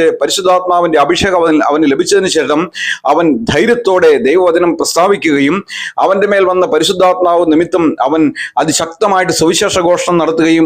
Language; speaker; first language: Malayalam; native; Malayalam